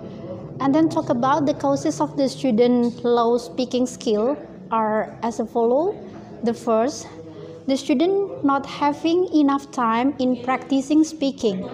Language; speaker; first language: English; non-native, fluent; Indonesian